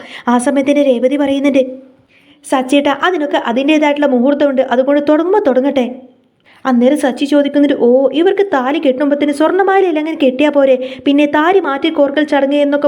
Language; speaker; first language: Malayalam; native; Malayalam